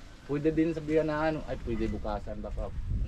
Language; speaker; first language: Filipino; non-native, fluent; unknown